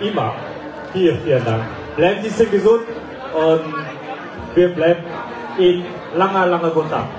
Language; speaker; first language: German; non-native, learner; Vietnamese